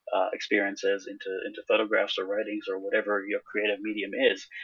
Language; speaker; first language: English; non-native, fluent; Hebrew